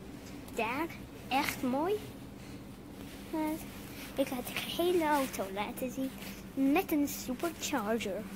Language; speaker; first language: Dutch; non-native, learner; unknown